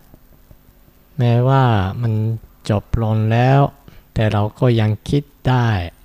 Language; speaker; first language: Thai; non-native, fluent; Japanese